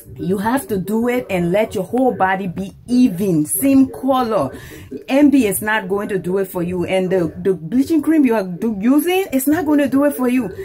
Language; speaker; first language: English; native; English